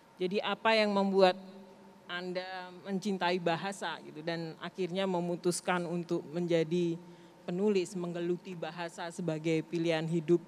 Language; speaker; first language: Indonesian; native; Indonesian